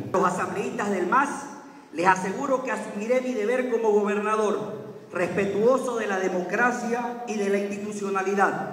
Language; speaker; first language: Spanish; native; Spanish